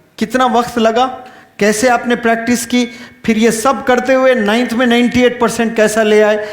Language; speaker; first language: Urdu; native; Urdu